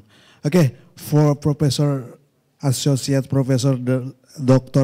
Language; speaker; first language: English; non-native, local second language; Indonesian